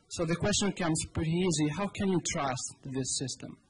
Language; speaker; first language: English; non-native, fluent; Italian